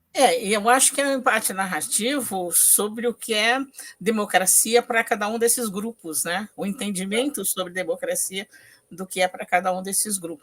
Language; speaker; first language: Portuguese; native; Portuguese